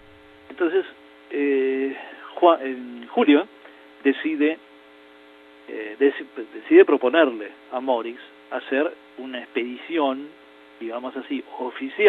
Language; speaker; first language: Spanish; native; Spanish